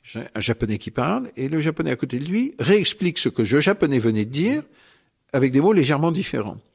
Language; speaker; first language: French; native; French